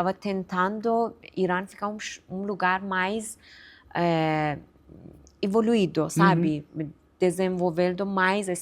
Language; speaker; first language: Portuguese; non-native, fluent; Persian